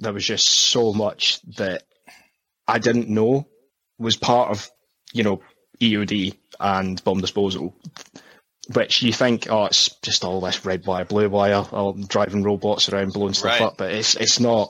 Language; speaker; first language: English; native; English